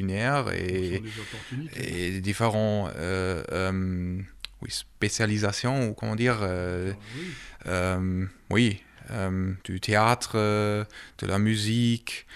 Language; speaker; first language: French; early bilingual, heritage; German